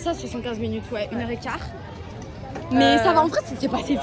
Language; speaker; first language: French; native; French